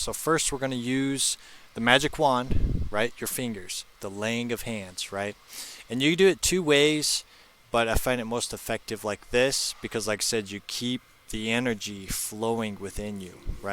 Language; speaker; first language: English; native; English